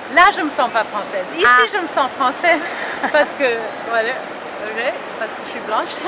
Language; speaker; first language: French; early bilingual, heritage; French